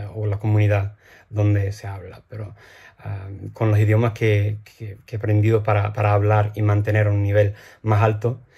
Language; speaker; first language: Spanish; non-native, fluent; English